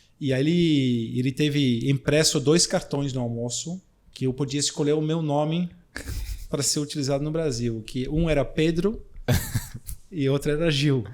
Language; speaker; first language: Portuguese; non-native, fluent; Dutch